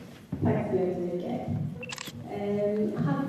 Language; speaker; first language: Swedish; early bilingual, other home language; Somali